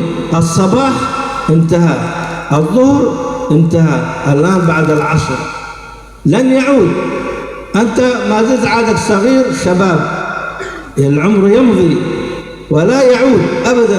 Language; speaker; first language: Arabic; native; Arabic